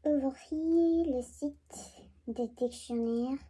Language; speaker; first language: French; non-native, learner; Korean